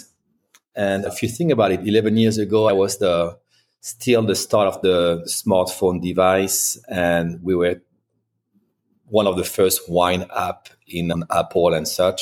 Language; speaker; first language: English; non-native, fluent; French